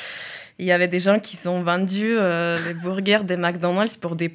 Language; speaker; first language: French; non-native, fluent; Russian